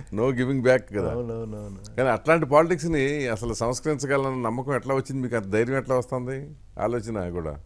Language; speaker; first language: Telugu; native; Telugu